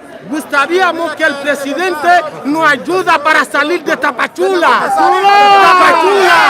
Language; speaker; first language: Spanish; non-native, learner; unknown